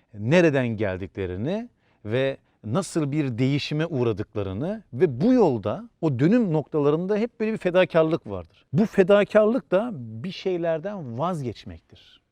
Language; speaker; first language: Turkish; native; Turkish